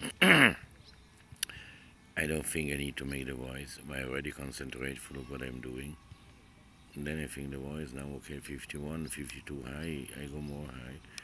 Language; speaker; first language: English; non-native, learner; Italian